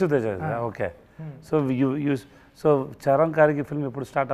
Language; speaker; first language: Telugu; non-native, learner; Tamil